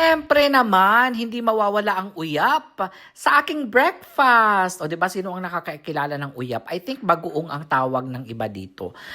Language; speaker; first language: Filipino; non-native, local second language; Cebuano